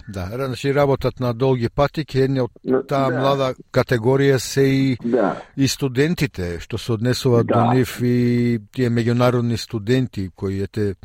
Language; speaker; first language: Macedonian; early bilingual, heritage; Macedonian